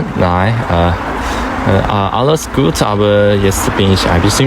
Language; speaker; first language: German; non-native, learner; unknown